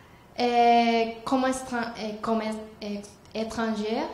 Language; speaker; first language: French; non-native, learner; Spanish